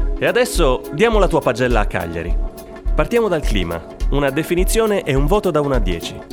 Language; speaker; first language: Italian; native; Italian